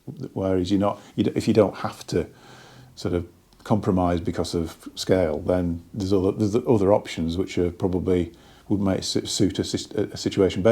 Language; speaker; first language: English; native; English